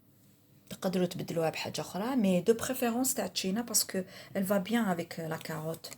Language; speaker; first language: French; non-native, local second language; Arabic